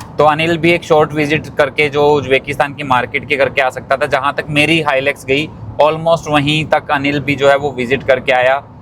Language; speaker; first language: Hindi; native; Hindi